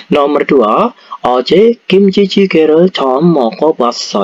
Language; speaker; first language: Korean; non-native, learner; Indonesian